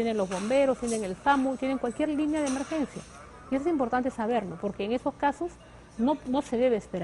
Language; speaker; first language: Spanish; native; Spanish